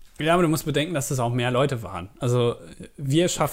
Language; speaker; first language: German; native; German